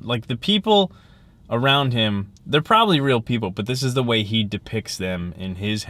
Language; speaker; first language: English; native; English